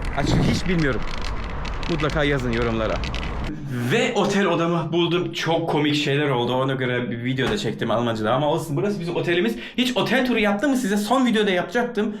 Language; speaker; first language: Turkish; early bilingual, heritage; Turkish